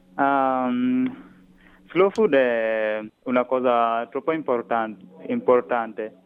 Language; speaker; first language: Italian; non-native, learner; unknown